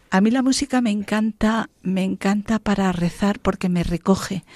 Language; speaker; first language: Spanish; native; Spanish